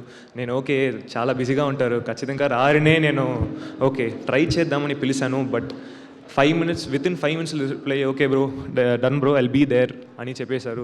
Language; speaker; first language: Telugu; non-native, learner; Tamil